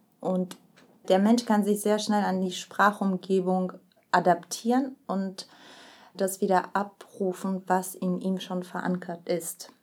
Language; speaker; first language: German; early bilingual, other home language; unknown